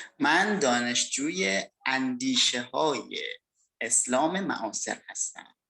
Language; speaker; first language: Persian; non-native, fluent; Indonesian